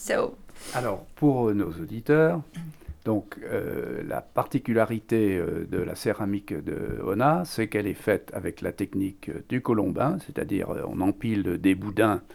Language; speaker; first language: French; native; French